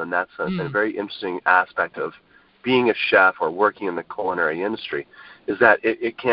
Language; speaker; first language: English; native; English